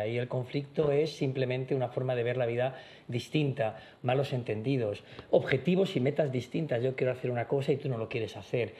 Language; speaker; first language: Spanish; native; Spanish